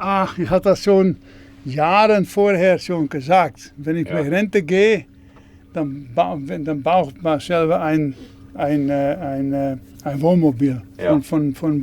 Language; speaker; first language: German; non-native, learner; Dutch